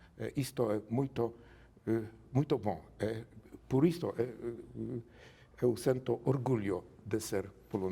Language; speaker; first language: Portuguese; non-native, learner; Polish